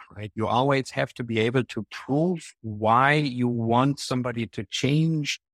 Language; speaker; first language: English; non-native, fluent; German